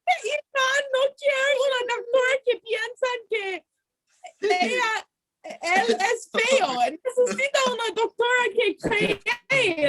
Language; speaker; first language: Spanish; non-native, learner; English